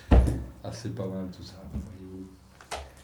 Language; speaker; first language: French; native; French